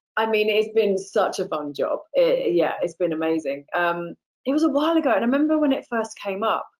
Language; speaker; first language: English; native; English